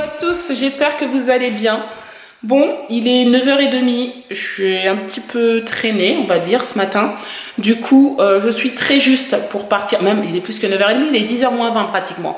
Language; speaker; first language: French; native; French